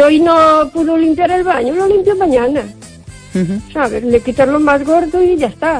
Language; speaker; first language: Spanish; native; Spanish